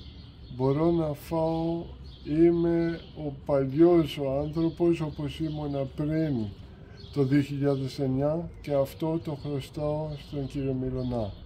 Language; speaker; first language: Greek; early bilingual, heritage; Greek